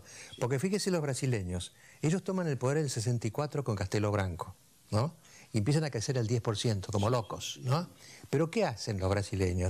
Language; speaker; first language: Spanish; native; Spanish